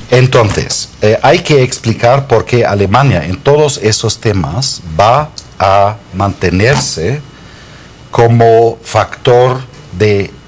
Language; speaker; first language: Spanish; non-native, fluent; German